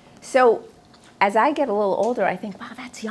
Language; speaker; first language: English; native; English